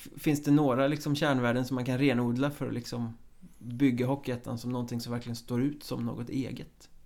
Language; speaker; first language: Swedish; native; Swedish